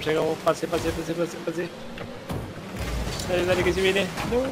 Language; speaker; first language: Spanish; native; Spanish